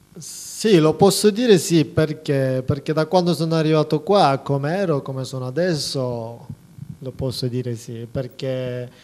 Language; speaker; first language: Italian; non-native, fluent; Persian